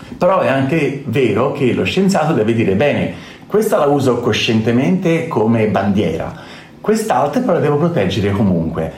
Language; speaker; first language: Italian; native; Italian